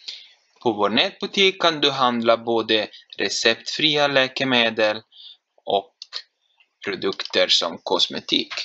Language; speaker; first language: Swedish; non-native, fluent; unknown